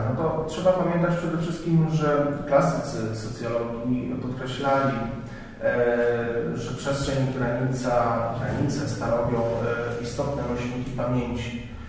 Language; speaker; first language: Polish; native; Polish